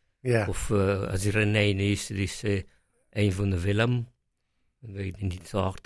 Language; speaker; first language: Dutch; non-native, fluent; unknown